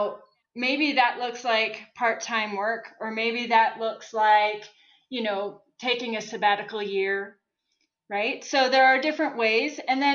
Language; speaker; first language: English; native; English